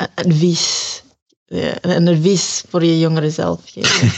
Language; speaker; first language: Dutch; non-native, learner; Filipino